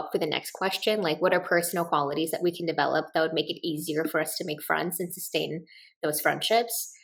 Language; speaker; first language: English; native; English